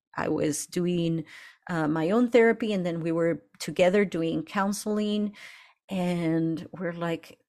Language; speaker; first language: English; early bilingual, other home language; Spanish